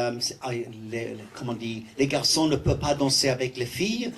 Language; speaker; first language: French; non-native, learner; English